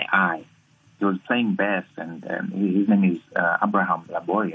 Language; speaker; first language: English; non-native, local second language; Nyanja